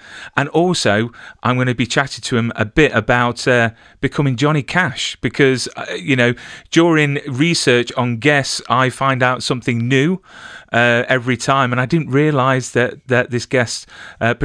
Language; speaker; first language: English; native; English